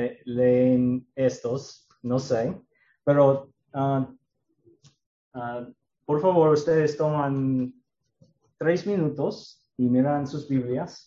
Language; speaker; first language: Spanish; non-native, learner; English